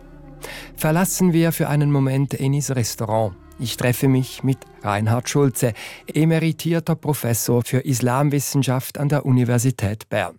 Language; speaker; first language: German; native; German